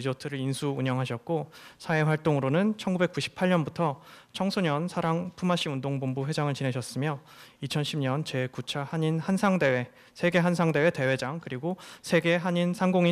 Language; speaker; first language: Korean; native; Korean